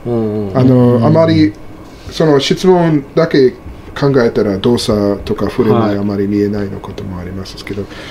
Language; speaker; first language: Japanese; non-native, learner; English